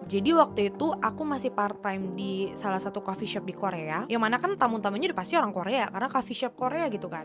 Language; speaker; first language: Indonesian; native; Indonesian